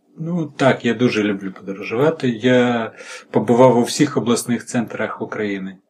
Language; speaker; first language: Ukrainian; native; Ukrainian